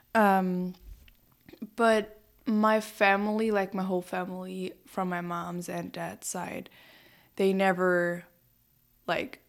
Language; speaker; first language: English; non-native, fluent; German